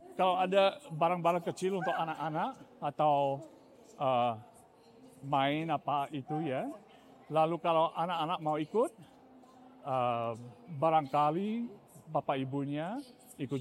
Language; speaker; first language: Indonesian; non-native, fluent; English